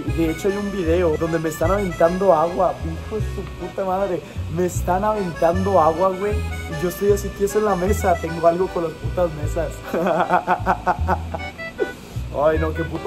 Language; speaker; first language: Spanish; native; Spanish